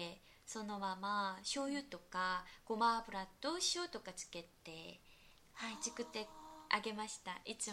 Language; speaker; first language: Japanese; non-native, fluent; Korean